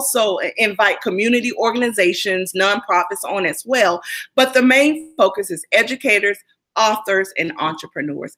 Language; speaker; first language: English; native; English